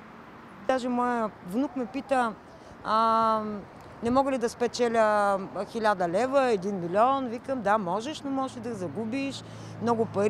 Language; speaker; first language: Bulgarian; native; Bulgarian